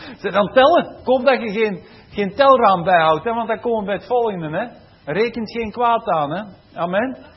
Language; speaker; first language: Dutch; native; Dutch